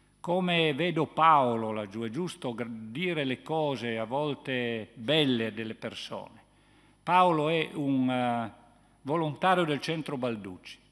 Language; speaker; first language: Italian; native; Italian